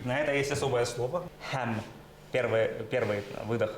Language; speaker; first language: Russian; native; Russian